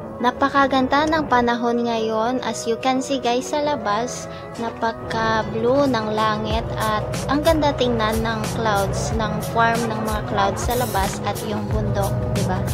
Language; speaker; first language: Filipino; native; Filipino